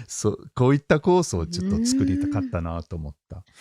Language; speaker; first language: Japanese; non-native, fluent; English